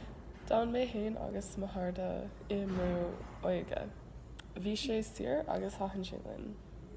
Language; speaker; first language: Irish; non-native, learner; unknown